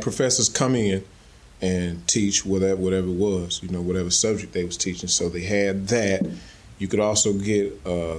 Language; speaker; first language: English; native; English